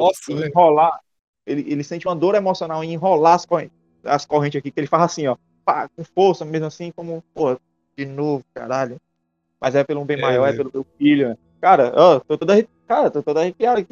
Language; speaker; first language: Portuguese; native; Portuguese